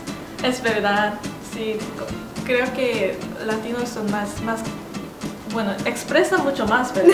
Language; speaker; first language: Spanish; non-native, fluent; Korean